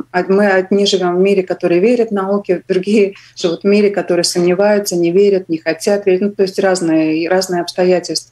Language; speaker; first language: Russian; non-native, local second language; Latvian